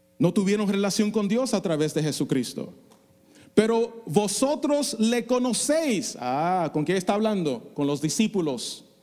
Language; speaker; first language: Spanish; non-native, fluent; English